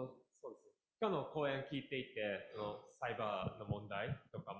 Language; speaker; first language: Japanese; native; Japanese